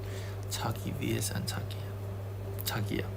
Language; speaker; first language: Korean; non-native, fluent; Chinese